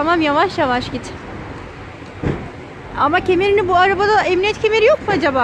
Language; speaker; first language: Turkish; native; Turkish